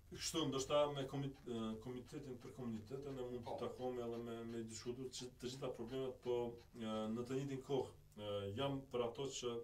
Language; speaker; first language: Albanian; native; Albanian